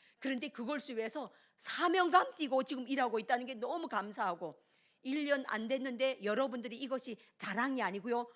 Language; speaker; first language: Korean; native; Korean